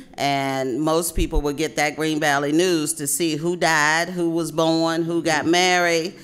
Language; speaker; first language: English; native; English